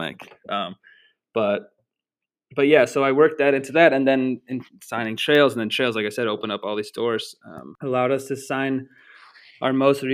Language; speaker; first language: English; native; English